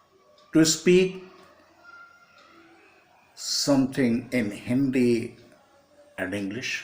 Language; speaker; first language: English; non-native, local second language; Hindi